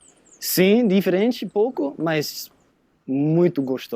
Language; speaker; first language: Portuguese; non-native, learner; English